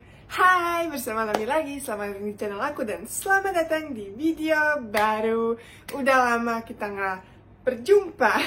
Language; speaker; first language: Indonesian; non-native, fluent; Bosnian